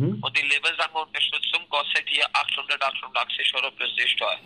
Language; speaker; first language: German; non-native, learner; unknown